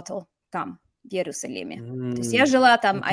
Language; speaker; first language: Russian; non-native, fluent; English